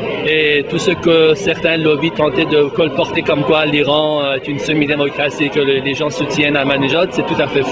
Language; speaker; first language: French; non-native, fluent; Persian